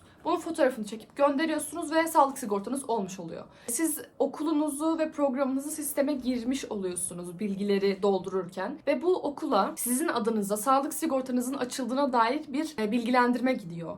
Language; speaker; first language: Turkish; native; Turkish